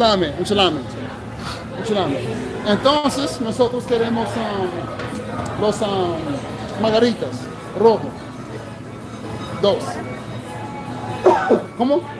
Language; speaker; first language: Spanish; non-native, fluent; English